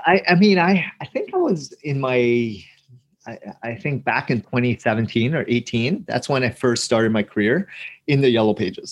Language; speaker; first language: English; native; English